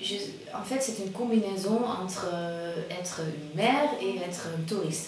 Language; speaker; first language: French; non-native, fluent; Dutch